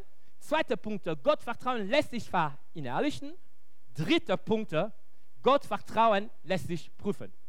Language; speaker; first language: German; non-native, local second language; French